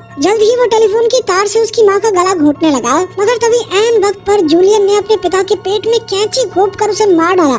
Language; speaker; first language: Hindi; native; Hindi